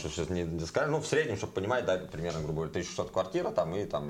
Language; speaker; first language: Russian; native; Russian